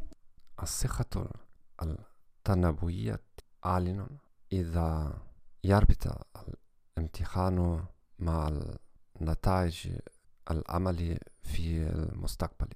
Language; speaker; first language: Arabic; non-native, learner; German